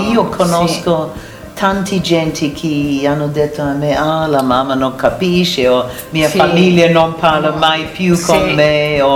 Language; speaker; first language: Italian; non-native, learner; English